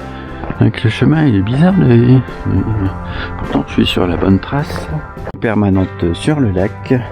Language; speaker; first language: French; native; French